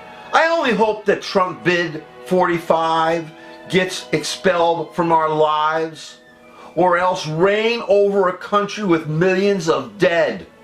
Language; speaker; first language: English; native; English